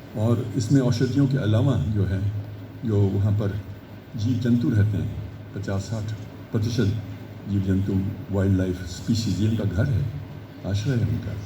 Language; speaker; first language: Hindi; early bilingual, heritage; Hindi